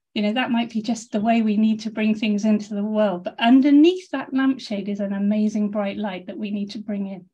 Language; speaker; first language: English; native; English